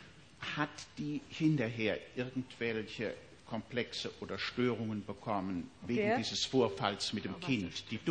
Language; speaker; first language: German; native; German